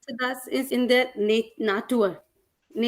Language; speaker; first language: German; non-native, learner; Hindi